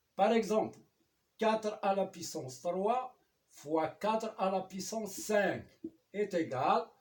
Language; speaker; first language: French; non-native, local second language; Arabic